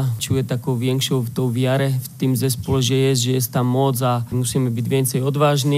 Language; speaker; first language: Polish; non-native, fluent; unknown